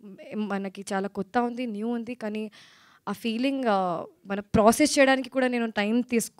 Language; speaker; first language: Telugu; non-native, learner; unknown